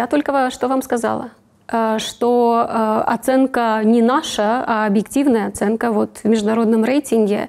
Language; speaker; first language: Russian; non-native, local second language; Romanian